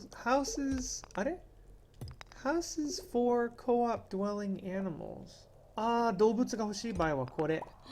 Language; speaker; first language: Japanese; non-native, fluent; English